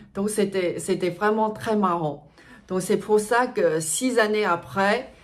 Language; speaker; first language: French; non-native, fluent; Chinese